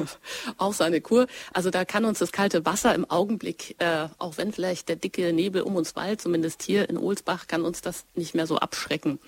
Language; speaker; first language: German; native; German